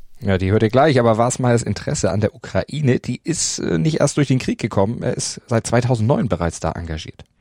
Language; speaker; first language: German; native; German